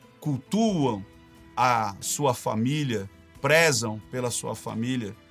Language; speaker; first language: Portuguese; native; Portuguese